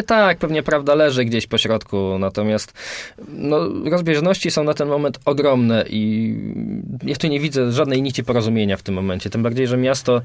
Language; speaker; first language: Polish; native; Polish